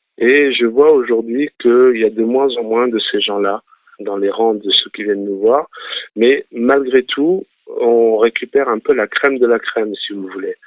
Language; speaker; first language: French; early bilingual, other home language; Arabic